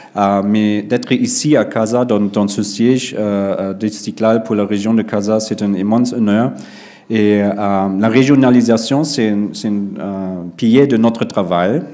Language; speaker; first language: French; non-native, fluent; German